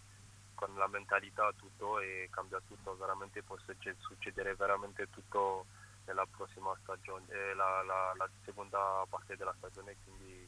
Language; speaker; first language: Italian; non-native, fluent; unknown